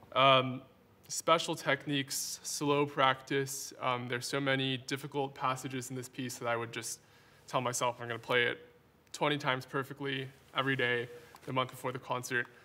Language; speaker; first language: English; native; English